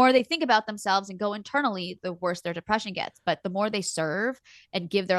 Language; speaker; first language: English; native; English